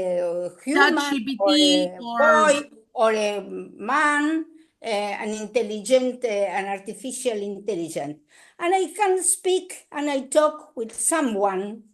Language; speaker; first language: English; non-native, learner; Spanish